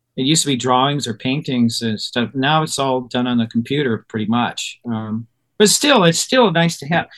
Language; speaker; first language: English; native; English